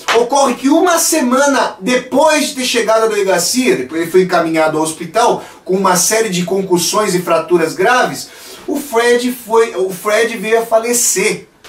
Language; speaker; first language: Portuguese; native; Portuguese